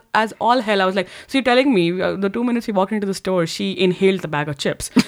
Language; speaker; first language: English; non-native, local second language; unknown